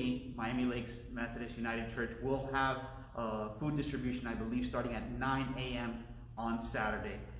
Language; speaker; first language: English; early bilingual, other home language; Spanish